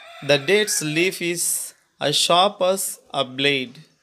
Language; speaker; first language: English; non-native, local second language; Tamil